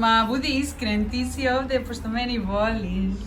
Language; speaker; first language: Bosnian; non-native, learner; Spanish